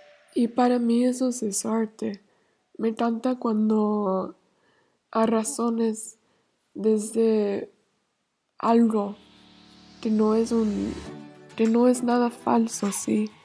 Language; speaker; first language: Spanish; non-native, learner; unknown